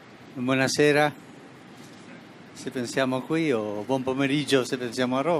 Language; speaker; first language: Italian; early bilingual, heritage; Spanish